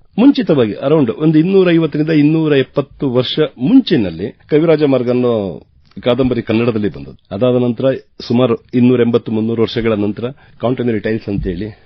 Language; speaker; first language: Kannada; native; Kannada